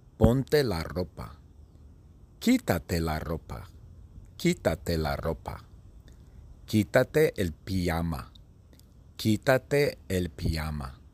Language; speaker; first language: Spanish; non-native, fluent; English